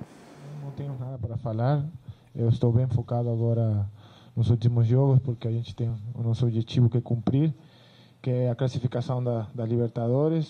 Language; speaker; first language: Portuguese; non-native, fluent; Spanish